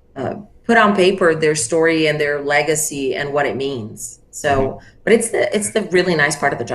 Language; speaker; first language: English; non-native, fluent; Portuguese